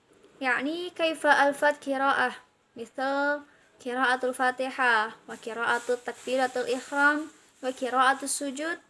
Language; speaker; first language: Arabic; non-native, learner; Indonesian